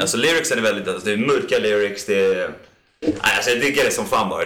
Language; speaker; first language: Swedish; native; Swedish